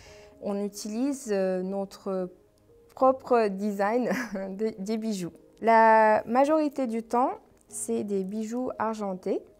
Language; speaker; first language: French; non-native, fluent; Armenian